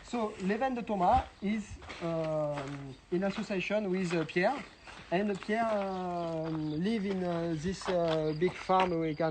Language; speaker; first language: English; non-native, learner; French